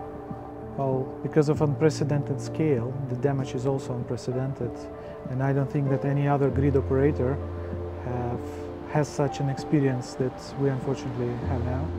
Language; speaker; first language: English; non-native, fluent; Ukrainian